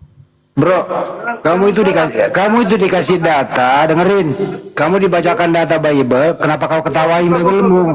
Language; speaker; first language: Indonesian; native; Indonesian